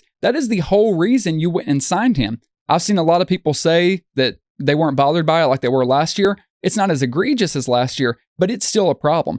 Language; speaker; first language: English; native; English